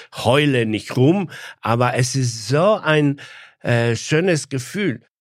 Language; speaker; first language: German; non-native, fluent; Polish